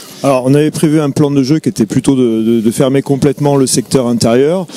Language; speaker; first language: French; native; French